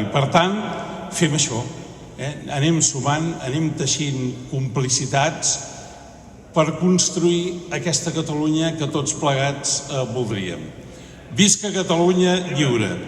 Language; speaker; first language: Catalan; native; Catalan